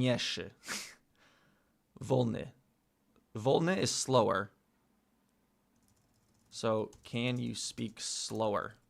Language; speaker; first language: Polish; non-native, learner; English